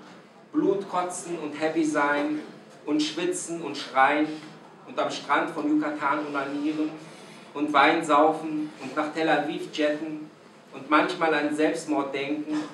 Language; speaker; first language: German; non-native, fluent; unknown